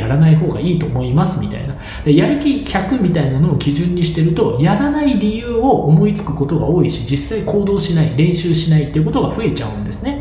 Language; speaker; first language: Japanese; native; Japanese